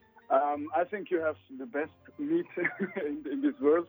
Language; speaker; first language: English; non-native, fluent; Swiss German